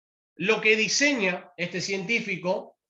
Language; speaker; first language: Spanish; native; Spanish